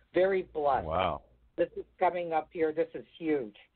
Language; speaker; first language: English; native; English